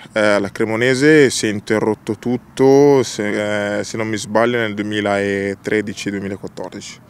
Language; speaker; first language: Italian; early bilingual, other home language; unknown